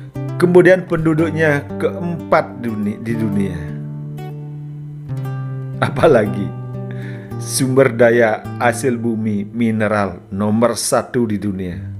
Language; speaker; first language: Indonesian; native; Indonesian